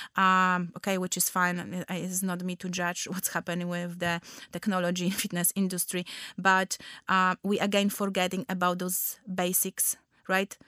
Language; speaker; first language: English; non-native, fluent; Polish